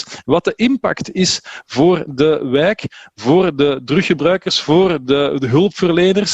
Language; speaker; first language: Dutch; native; Dutch